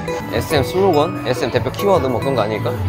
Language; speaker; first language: Korean; native; Korean